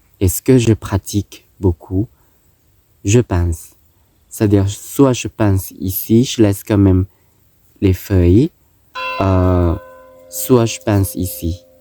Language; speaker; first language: French; non-native, fluent; Thai